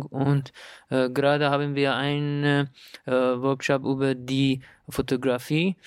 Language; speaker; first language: German; non-native, learner; Persian